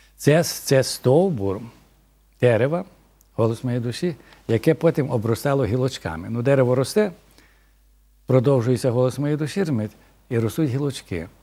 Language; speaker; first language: Ukrainian; native; Ukrainian